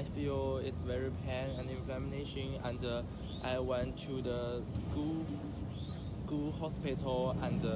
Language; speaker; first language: English; non-native, learner; Chinese